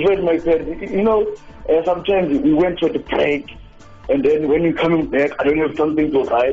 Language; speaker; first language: English; non-native, local second language; Xhosa